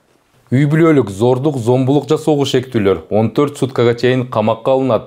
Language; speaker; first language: Kyrgyz; native; Kyrgyz